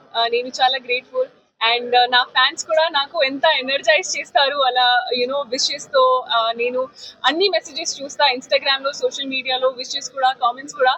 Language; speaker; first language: Telugu; non-native, fluent; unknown